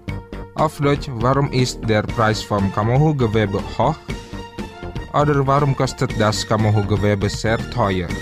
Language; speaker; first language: German; non-native, fluent; Indonesian